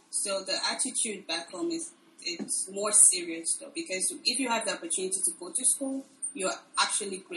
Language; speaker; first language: English; non-native, local second language; Igbo